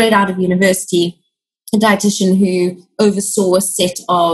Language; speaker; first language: English; native; English